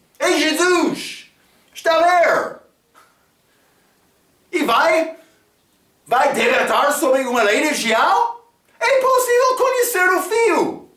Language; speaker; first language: Portuguese; non-native, fluent; English